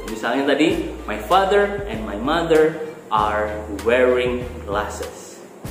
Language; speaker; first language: English; non-native, fluent; Indonesian